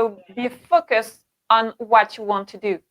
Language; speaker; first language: English; non-native, learner; French